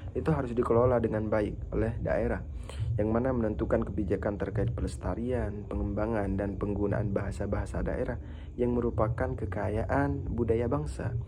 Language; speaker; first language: Indonesian; non-native, local second language; Madurese